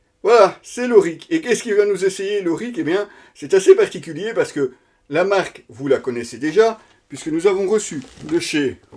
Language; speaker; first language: French; native; French